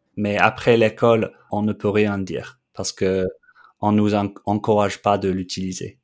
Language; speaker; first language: French; non-native, fluent; English